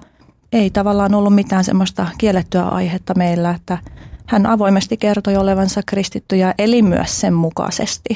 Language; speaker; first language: Finnish; early bilingual, other home language; Albanian